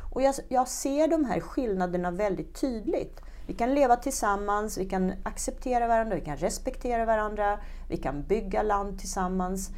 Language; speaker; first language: Swedish; early bilingual, other home language; Czech